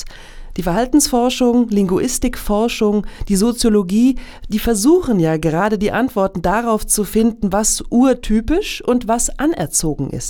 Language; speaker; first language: German; native; German